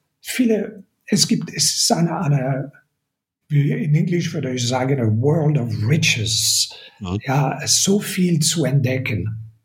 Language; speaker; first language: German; non-native, fluent; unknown